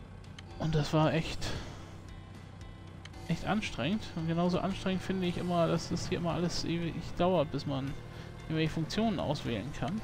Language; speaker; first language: German; native; German